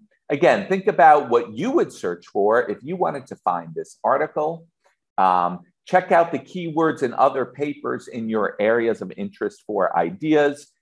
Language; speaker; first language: English; native; English